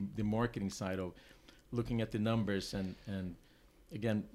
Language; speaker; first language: English; non-native, fluent; Swedish